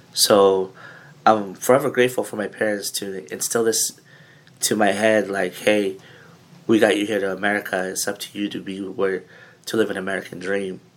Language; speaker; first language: English; early bilingual, other home language; Filipino